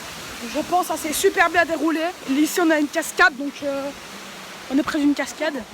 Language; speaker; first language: French; native; French